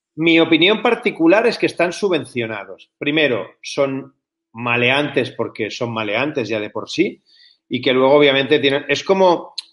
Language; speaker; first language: Spanish; native; Spanish